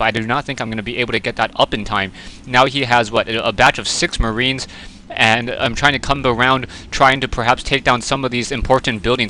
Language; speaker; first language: English; native; English